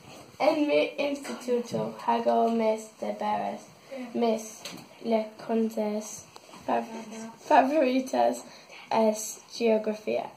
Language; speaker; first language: Spanish; non-native, learner; English